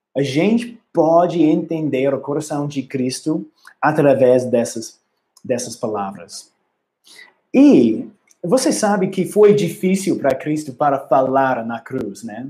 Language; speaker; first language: Portuguese; non-native, learner; English